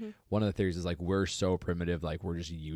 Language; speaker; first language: English; native; English